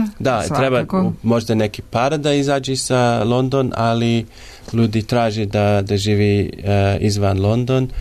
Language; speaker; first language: Serbian; non-native, learner; English